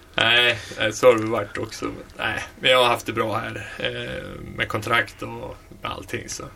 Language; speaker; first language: Swedish; native; Swedish